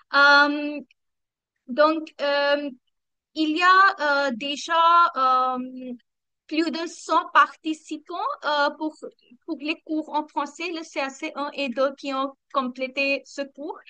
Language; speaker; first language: French; non-native, learner; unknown